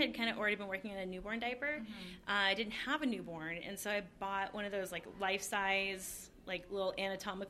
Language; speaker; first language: English; native; English